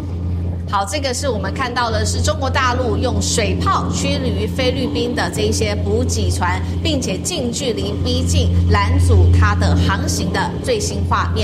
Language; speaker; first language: Chinese; native; Chinese